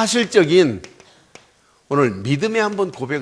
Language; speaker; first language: Korean; native; Korean